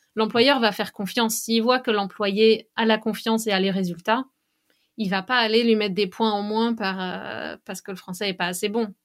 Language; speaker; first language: French; native; French